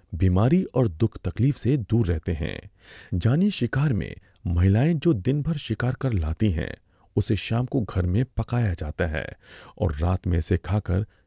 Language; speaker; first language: Hindi; native; Hindi